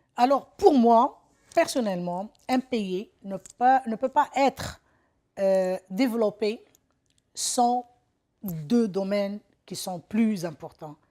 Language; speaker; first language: French; non-native, local second language; Arabic